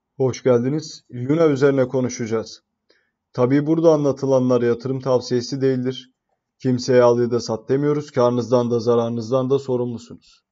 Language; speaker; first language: Turkish; native; Turkish